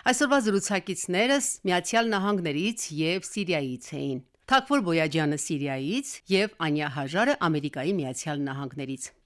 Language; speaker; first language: Armenian; native; Armenian